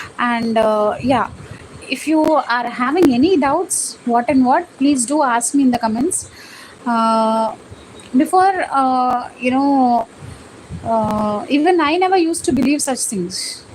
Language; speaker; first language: English; non-native, local second language; Telugu